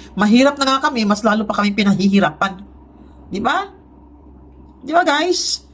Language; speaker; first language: Filipino; non-native, local second language; Cebuano